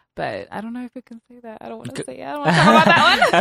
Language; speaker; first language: English; early bilingual, other home language; Swahili